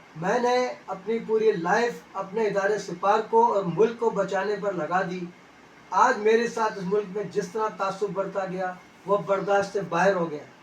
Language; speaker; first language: Urdu; native; Urdu